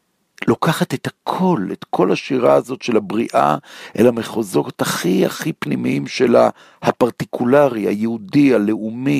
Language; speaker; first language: Hebrew; native; Hebrew